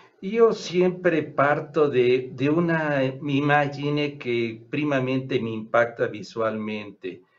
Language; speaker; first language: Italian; non-native, learner; Spanish